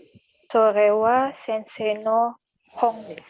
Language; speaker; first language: Japanese; non-native, learner; Indonesian